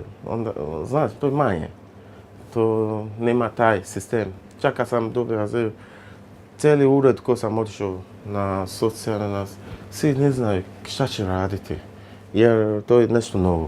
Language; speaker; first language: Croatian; non-native, learner; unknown